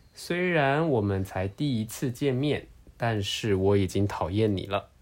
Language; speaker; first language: Chinese; non-native, learner; Japanese